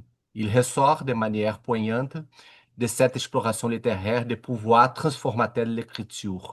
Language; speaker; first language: French; non-native, learner; Portuguese